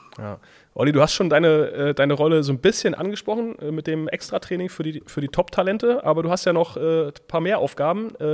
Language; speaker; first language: German; native; German